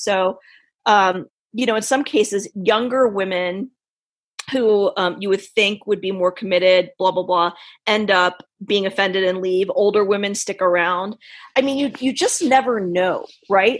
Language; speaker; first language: English; native; English